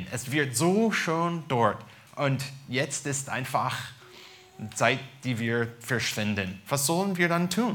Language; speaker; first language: German; non-native, fluent; English